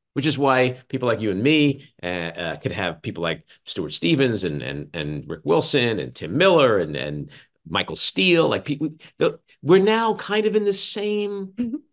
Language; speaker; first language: English; native; English